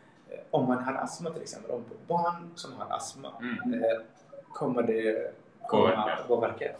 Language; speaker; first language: Swedish; early bilingual, other home language; Somali